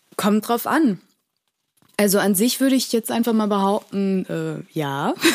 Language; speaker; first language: German; early bilingual, other home language; Portuguese